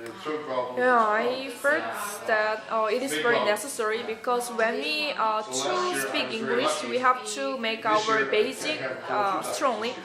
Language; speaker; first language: English; non-native, learner; Korean